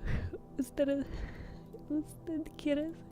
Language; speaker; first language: Spanish; non-native, learner; English